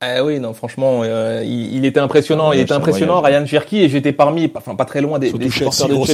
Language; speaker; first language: French; native; French